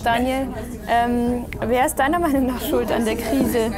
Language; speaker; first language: German; native; German